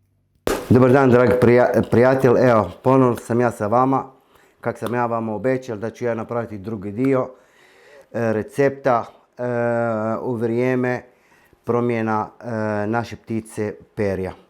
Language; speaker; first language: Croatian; non-native, fluent; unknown